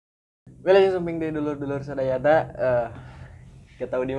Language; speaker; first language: Indonesian; native; Indonesian